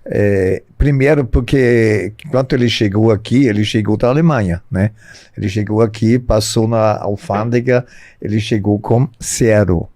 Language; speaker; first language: Portuguese; non-native, fluent; German